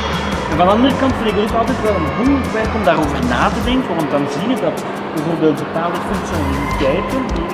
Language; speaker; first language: Dutch; native; Dutch